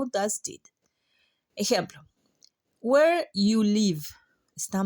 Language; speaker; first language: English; non-native, fluent; Spanish